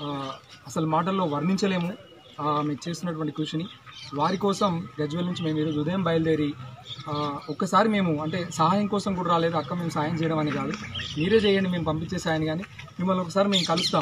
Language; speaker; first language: Telugu; native; Telugu